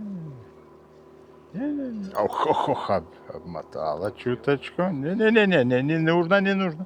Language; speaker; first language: Russian; non-native, fluent; Lithuanian